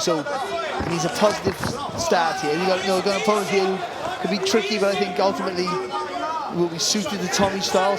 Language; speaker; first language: English; native; English